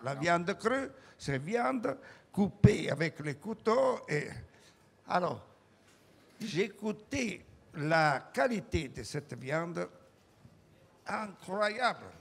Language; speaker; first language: French; non-native, fluent; Italian